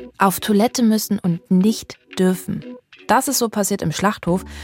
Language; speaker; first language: German; native; German